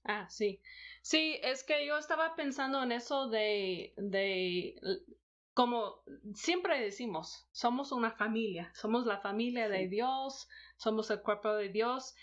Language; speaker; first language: Spanish; non-native, fluent; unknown